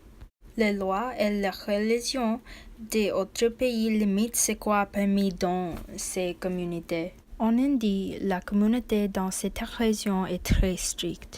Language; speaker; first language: French; non-native, learner; English